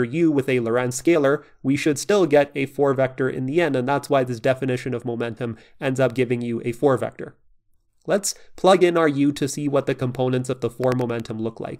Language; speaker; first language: English; native; English